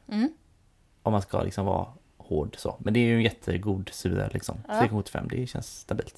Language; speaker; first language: Swedish; native; Swedish